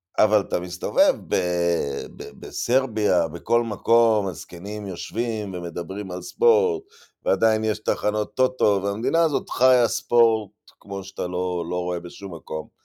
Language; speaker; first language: Hebrew; native; Hebrew